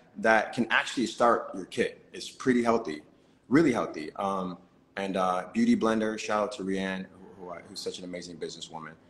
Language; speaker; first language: English; native; English